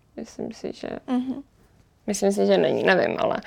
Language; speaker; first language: Czech; native; Czech